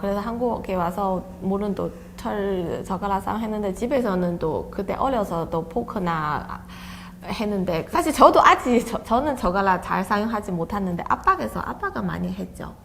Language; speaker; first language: Korean; non-native, fluent; Chinese